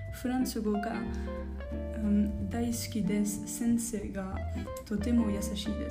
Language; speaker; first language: Japanese; non-native, learner; French